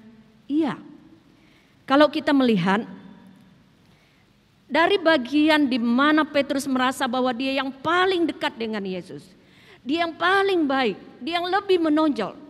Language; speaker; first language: Indonesian; native; Indonesian